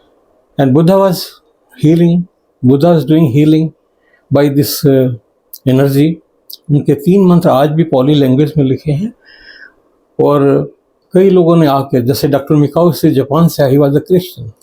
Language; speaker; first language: Hindi; native; Hindi